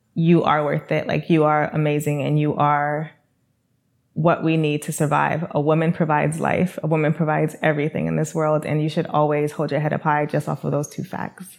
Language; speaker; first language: English; native; English